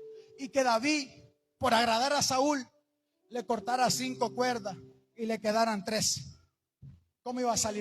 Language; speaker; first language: Spanish; native; Spanish